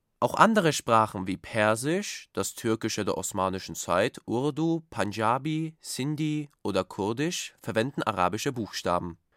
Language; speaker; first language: German; native; German